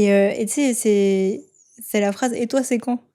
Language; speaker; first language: French; native; French